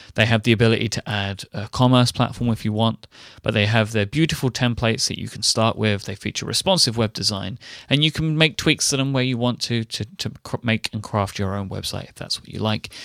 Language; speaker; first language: English; native; English